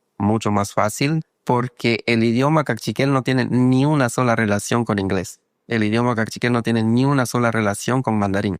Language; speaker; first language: Spanish; non-native, local second language; Kaqchikel